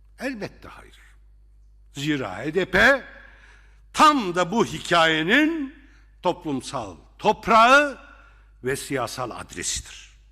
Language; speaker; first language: Turkish; non-native, local second language; Arabic